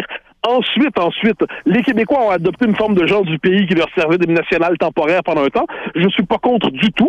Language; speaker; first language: French; native; French